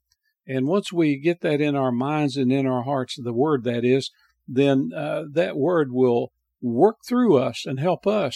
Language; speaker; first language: English; native; English